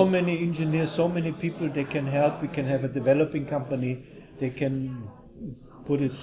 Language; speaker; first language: English; non-native, fluent; German